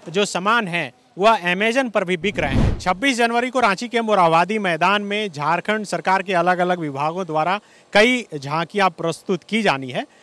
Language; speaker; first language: Hindi; native; Hindi